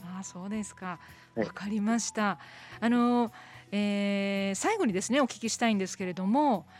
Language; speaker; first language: Japanese; native; Japanese